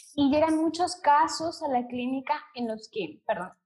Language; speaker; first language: Spanish; native; Spanish